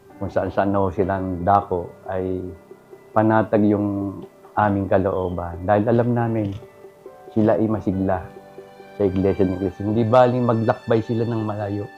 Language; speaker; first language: Filipino; native; Filipino